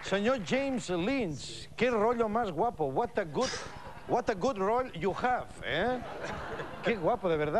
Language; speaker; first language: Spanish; non-native, local second language; Catalan